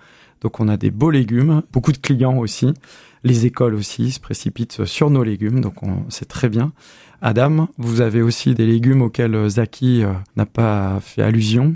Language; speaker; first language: French; native; French